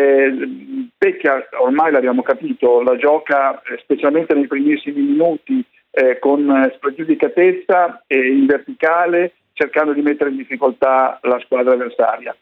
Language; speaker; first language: Italian; native; Italian